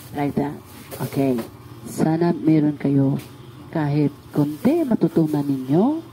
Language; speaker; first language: Filipino; non-native, local second language; Cebuano